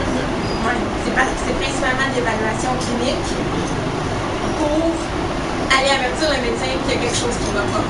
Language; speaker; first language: French; native; French